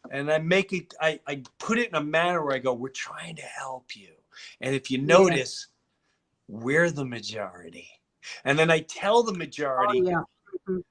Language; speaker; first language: English; native; English